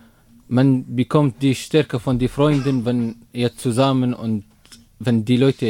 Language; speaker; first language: German; non-native, learner; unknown